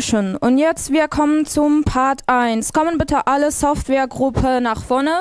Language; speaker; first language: German; non-native, learner; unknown